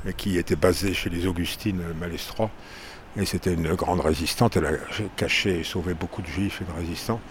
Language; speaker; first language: French; native; French